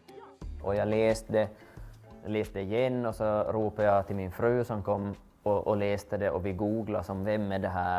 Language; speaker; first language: Swedish; native; Swedish